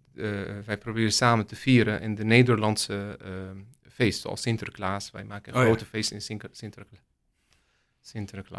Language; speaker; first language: Dutch; non-native, learner; Arabic